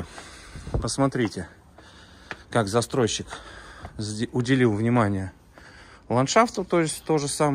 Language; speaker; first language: Russian; native; Russian